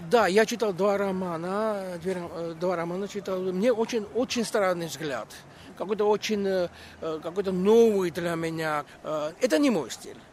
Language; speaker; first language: Russian; non-native, local second language; Georgian